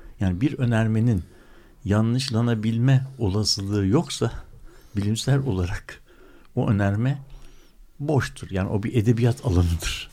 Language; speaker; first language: Turkish; native; Turkish